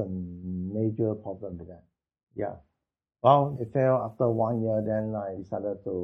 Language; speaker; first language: English; non-native, local second language; Cantonese